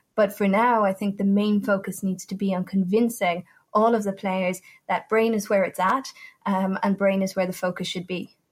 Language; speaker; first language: English; non-native, fluent; Italian